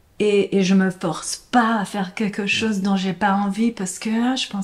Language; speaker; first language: French; non-native, fluent; English